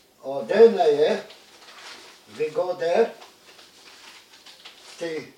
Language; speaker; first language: Swedish; non-native, learner; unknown